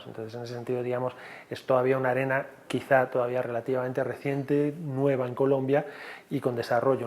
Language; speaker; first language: Spanish; native; Spanish